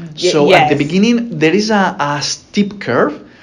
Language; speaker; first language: English; non-native, fluent; Spanish